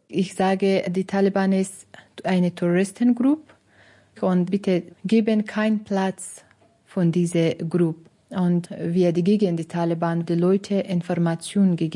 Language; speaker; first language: German; non-native, learner; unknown